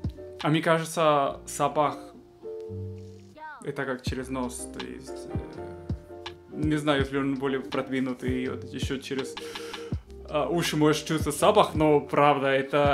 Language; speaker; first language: Russian; non-native, fluent; Spanish